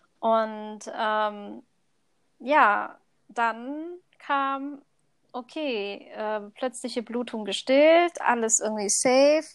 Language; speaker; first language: German; early bilingual, other home language; Thai